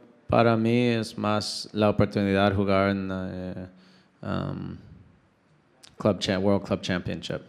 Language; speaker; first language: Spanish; non-native, fluent; English